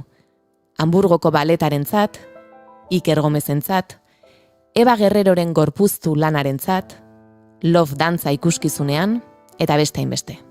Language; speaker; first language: Basque; native; Basque